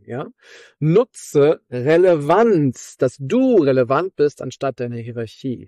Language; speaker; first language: German; native; German